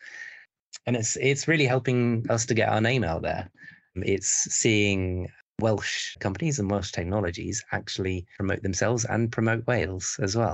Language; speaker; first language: English; native; English